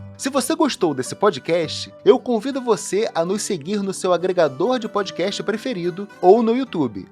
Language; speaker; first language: Portuguese; native; Portuguese